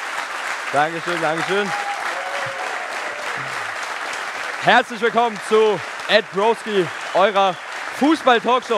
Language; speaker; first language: German; native; German